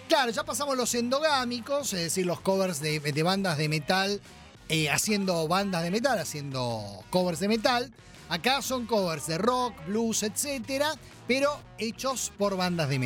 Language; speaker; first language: Spanish; native; Spanish